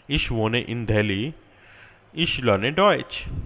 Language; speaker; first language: German; non-native, learner; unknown